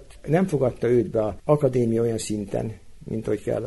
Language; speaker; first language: Hungarian; native; Hungarian